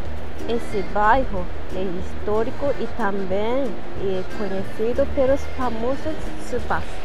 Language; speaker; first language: Portuguese; non-native, learner; Japanese